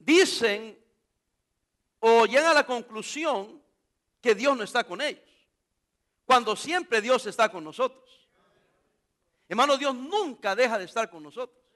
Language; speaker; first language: Spanish; native; Spanish